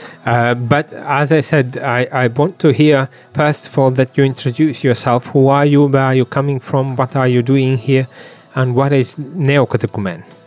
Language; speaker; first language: English; non-native, fluent; Latvian